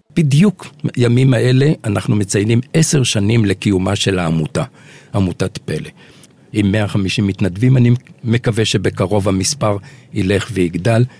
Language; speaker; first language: Hebrew; early bilingual, other home language; Arabic